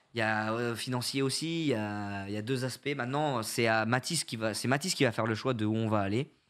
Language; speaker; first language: French; native; French